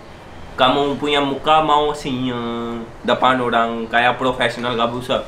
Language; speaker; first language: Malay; non-native, learner; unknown